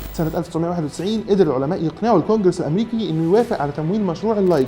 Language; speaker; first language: Arabic; native; Arabic